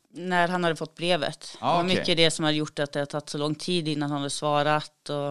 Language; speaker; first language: Swedish; native; Swedish